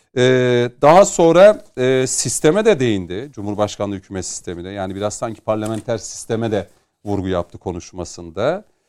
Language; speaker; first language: Turkish; native; Turkish